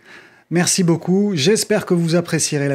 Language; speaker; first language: French; native; French